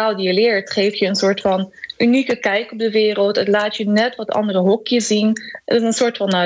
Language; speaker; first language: Dutch; early bilingual, other home language; Macedonian